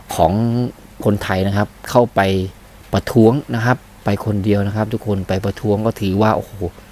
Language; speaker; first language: Thai; native; Thai